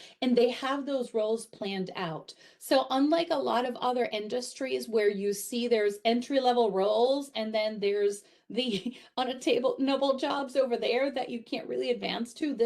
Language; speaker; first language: English; native; English